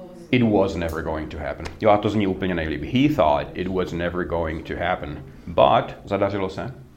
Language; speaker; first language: English; non-native, fluent; Czech